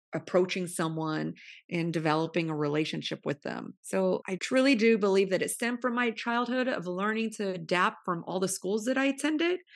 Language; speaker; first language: English; native; English